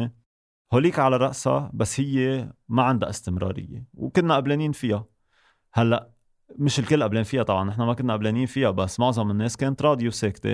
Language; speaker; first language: Arabic; native; Arabic